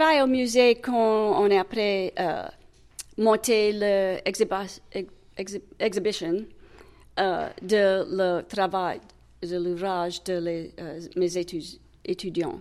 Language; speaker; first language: French; native; French